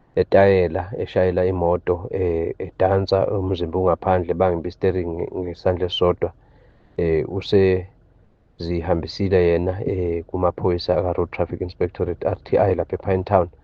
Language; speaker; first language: Zulu; native; Zulu